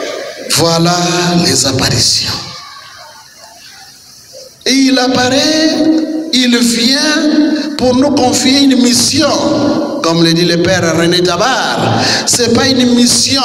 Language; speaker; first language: French; non-native, local second language; Kituba (Democratic Republic of Congo)